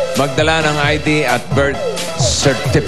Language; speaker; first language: Filipino; native; Filipino